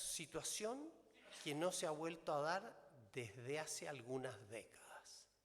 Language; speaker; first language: Spanish; native; Spanish